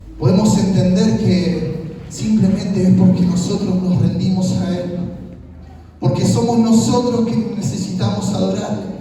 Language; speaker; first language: Spanish; native; Spanish